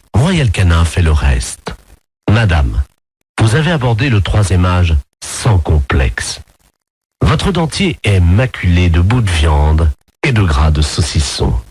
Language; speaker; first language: French; native; French